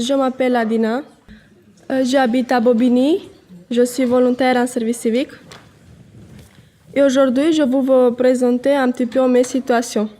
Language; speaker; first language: French; non-native, learner; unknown